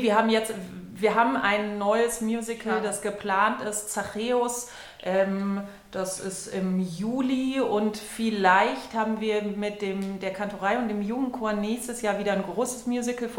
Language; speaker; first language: German; native; German